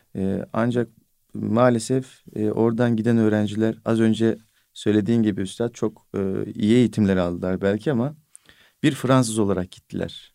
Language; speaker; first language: Turkish; native; Turkish